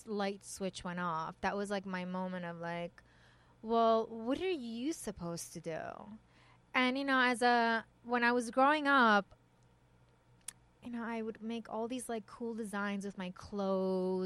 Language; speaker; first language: English; early bilingual, other home language; Persian